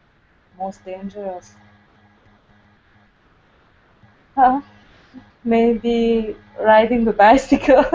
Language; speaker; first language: English; non-native, learner; Hungarian